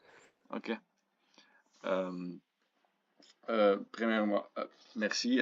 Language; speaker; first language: French; non-native, local second language; Dutch